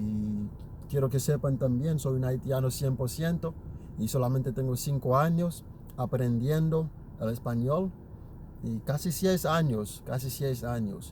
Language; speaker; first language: Spanish; non-native, learner; Haitian Creole